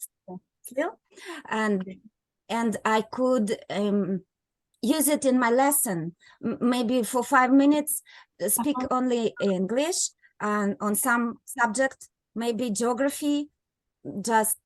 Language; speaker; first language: English; non-native, learner; Russian